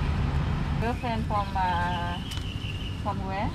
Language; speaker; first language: English; non-native, learner; Vietnamese